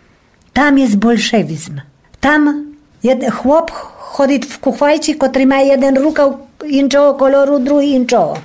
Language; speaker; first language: Polish; non-native, local second language; Rusyn